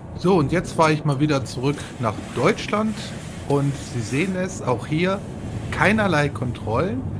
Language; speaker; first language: German; native; German